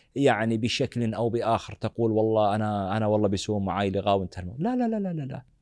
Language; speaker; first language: Arabic; native; Arabic